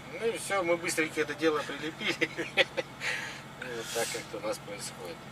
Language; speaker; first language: Russian; native; Russian